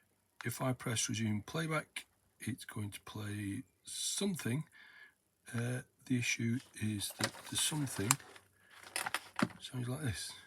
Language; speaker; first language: English; native; English